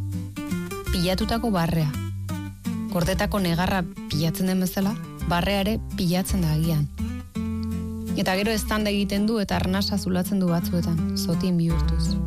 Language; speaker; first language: Basque; native; Basque